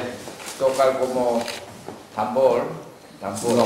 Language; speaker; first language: Spanish; non-native, learner; Korean